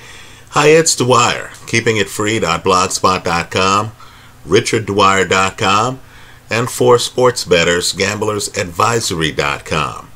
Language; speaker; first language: English; native; English